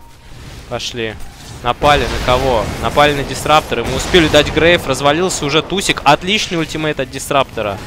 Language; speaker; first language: Russian; native; Russian